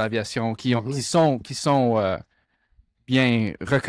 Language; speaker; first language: French; non-native, local second language; English